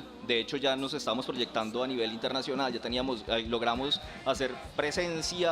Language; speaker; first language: Spanish; native; Spanish